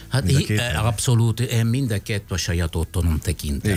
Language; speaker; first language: Hungarian; non-native, fluent; Italian